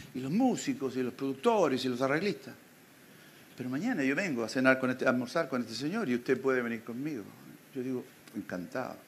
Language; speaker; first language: Spanish; native; Spanish